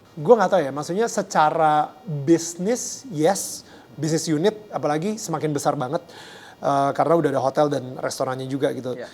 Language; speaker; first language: Indonesian; native; Indonesian